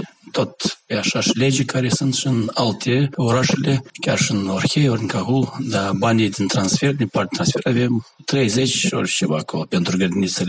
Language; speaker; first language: Romanian; non-native, local second language; Gagauz